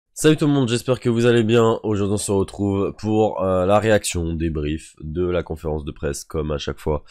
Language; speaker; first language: French; native; French